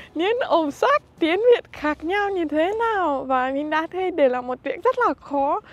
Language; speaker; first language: Vietnamese; non-native, fluent; Russian